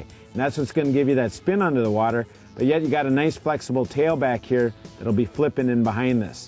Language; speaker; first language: English; native; English